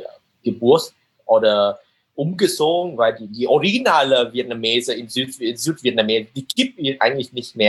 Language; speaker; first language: German; non-native, fluent; Vietnamese